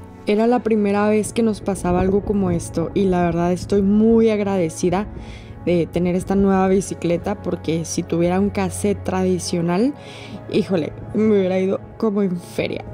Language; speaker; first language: Spanish; native; Spanish